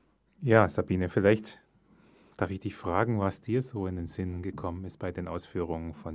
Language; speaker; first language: German; native; German